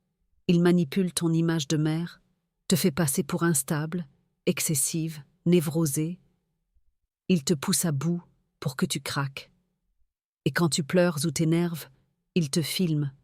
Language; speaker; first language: French; native; French